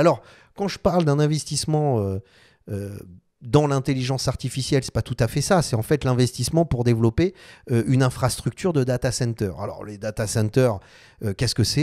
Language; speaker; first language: French; native; French